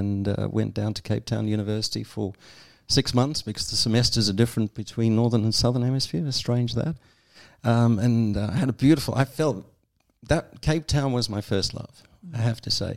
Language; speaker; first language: English; native; English